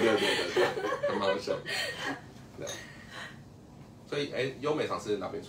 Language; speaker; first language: Chinese; native; Chinese